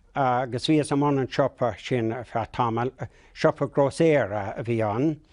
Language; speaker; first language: Irish; non-native, local second language; English